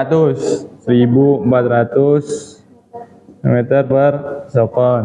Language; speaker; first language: Indonesian; native; Indonesian